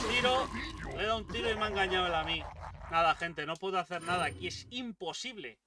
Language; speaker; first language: Spanish; native; Spanish